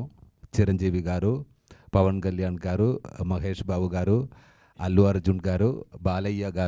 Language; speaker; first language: Telugu; non-native, learner; Malayalam